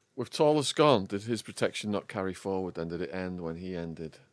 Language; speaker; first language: English; native; English